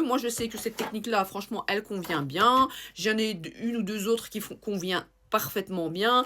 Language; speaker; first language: French; native; French